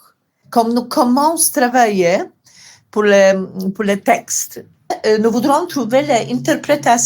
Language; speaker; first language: French; non-native, fluent; Polish